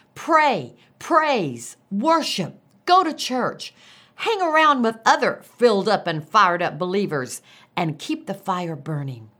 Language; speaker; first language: English; native; English